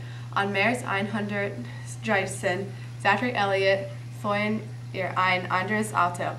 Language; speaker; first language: German; non-native, learner; English